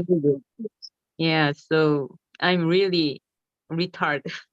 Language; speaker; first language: English; non-native, learner; Korean